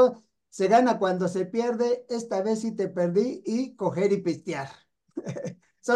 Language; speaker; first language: Spanish; native; Spanish